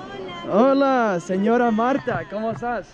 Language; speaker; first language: Spanish; non-native, learner; English